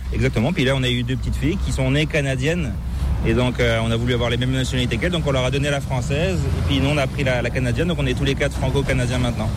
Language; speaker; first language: French; native; French